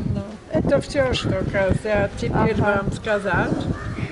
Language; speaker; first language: Russian; non-native, learner; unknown